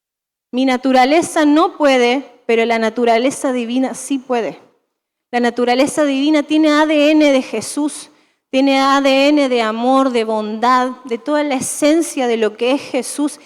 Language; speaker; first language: Spanish; native; Spanish